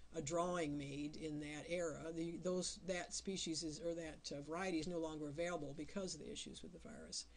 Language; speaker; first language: English; native; English